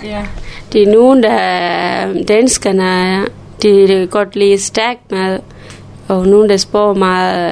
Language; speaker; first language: Danish; non-native, learner; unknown